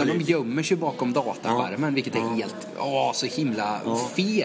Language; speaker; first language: Swedish; native; Swedish